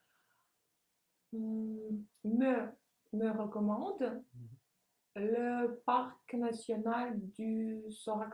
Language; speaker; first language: French; non-native, fluent; Russian